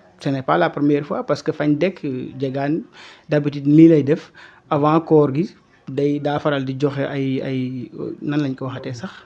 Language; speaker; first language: Wolof; non-native, local second language; Serer